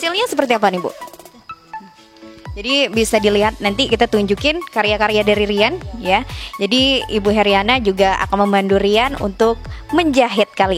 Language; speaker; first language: Indonesian; native; Indonesian